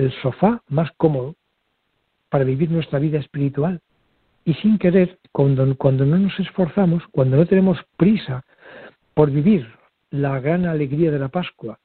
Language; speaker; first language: Spanish; native; Spanish